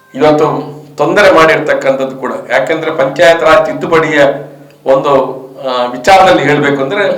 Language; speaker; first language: Kannada; native; Kannada